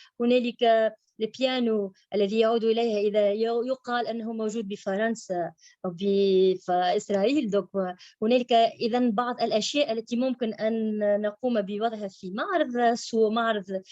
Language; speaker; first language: Arabic; native; Arabic